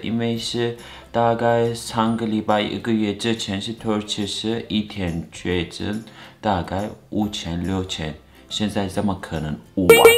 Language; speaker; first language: Chinese; non-native, fluent; Turkish